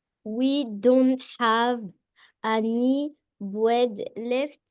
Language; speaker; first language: English; non-native, learner; French